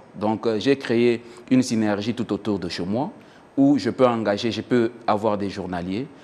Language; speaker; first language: French; non-native, local second language; Swahili